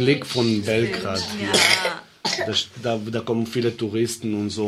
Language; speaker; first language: German; early bilingual, other home language; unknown